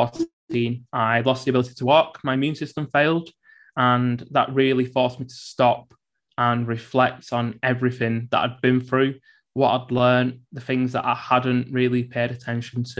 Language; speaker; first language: English; native; English